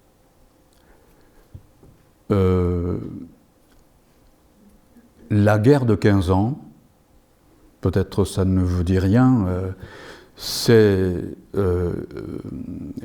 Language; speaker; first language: French; non-native, fluent; Japanese